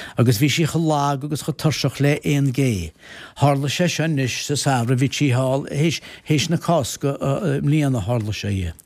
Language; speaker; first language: Irish; native; Irish